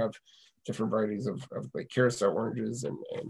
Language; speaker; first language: English; native; English